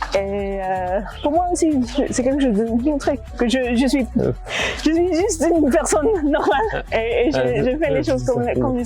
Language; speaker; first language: French; non-native, fluent; English